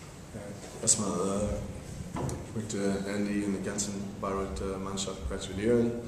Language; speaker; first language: German; non-native, fluent; English